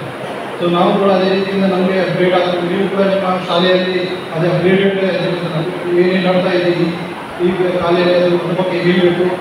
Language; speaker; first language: Kannada; non-native, learner; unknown